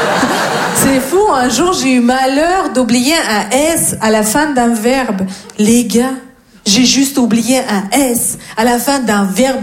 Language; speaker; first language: French; non-native, fluent; Russian